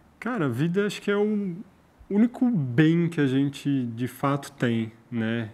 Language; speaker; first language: Portuguese; early bilingual, other home language; Arabic